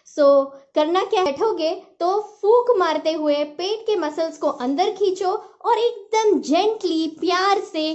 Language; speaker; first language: Hindi; non-native, local second language; Marathi